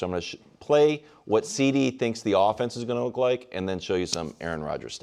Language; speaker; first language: English; native; English